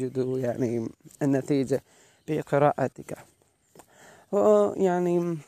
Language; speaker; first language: Arabic; non-native, learner; Malay